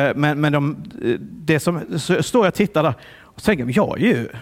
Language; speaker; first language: Swedish; early bilingual, other home language; Italian